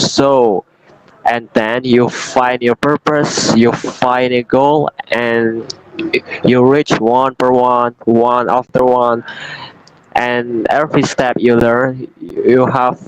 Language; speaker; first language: English; non-native, learner; Indonesian